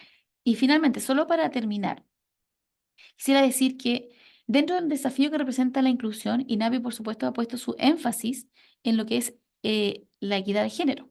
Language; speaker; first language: Spanish; native; Spanish